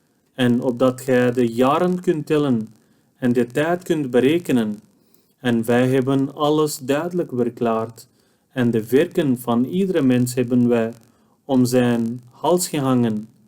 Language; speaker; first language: Dutch; non-native, fluent; Urdu